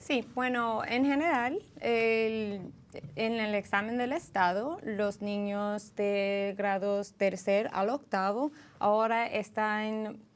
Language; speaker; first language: Spanish; early bilingual, heritage; English